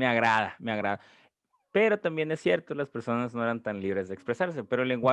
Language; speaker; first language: Spanish; native; Spanish